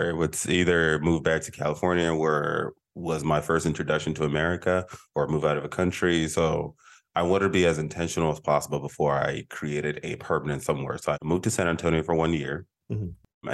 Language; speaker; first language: English; non-native, local second language; Igbo